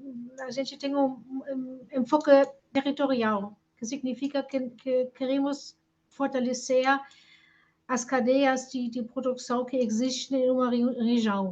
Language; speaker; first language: Portuguese; non-native, fluent; German